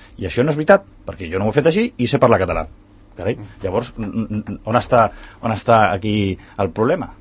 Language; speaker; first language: Catalan; non-native, local second language; Spanish